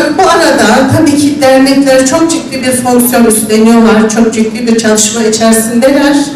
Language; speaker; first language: Turkish; non-native, local second language; Adyghe